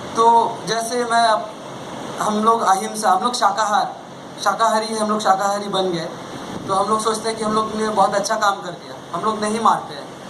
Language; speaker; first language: Hindi; non-native, local second language; Bangla